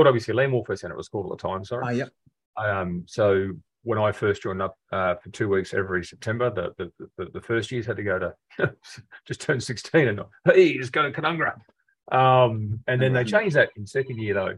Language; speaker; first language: English; native; English